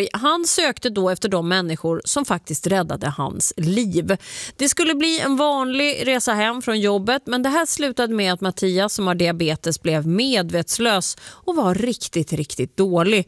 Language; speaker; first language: Swedish; native; Swedish